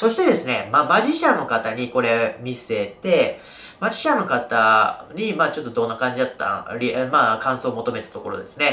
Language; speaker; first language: Japanese; native; Japanese